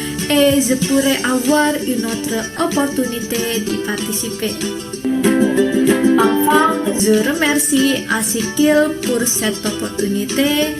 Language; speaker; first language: French; non-native, fluent; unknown